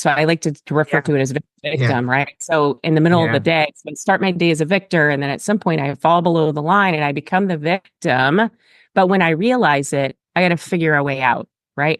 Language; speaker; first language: English; native; English